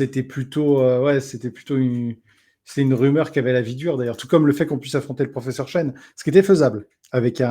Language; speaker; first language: French; native; French